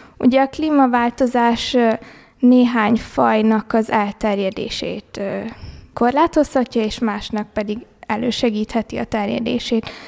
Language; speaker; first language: Hungarian; early bilingual, heritage; Hungarian